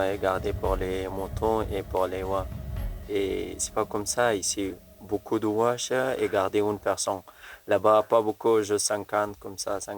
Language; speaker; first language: French; non-native, learner; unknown